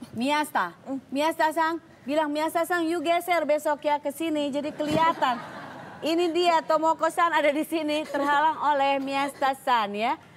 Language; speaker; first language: Indonesian; native; Indonesian